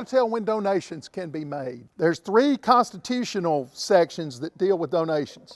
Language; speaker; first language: English; native; English